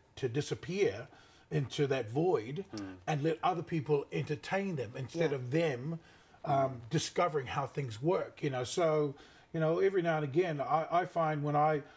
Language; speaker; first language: English; native; English